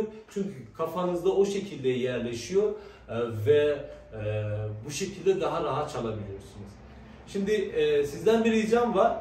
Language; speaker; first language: Turkish; non-native, fluent; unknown